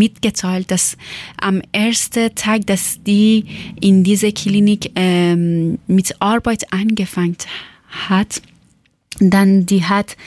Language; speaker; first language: German; non-native, learner; Persian